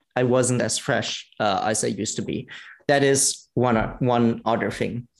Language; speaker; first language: English; non-native, fluent; Italian